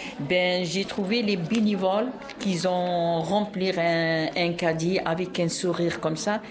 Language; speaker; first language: French; non-native, local second language; Arabic